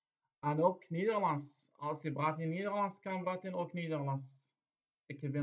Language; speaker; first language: Dutch; non-native, learner; Arabic